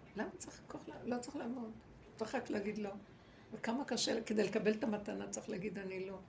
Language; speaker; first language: Hebrew; native; Hebrew